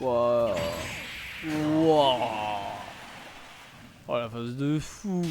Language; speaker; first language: French; native; French